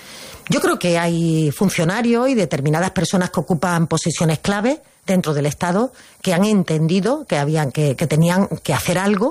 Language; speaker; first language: Spanish; native; Spanish